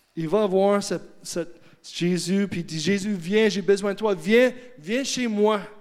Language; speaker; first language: French; non-native, fluent; English